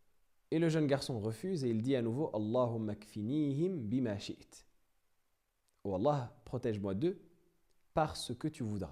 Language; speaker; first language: French; native; French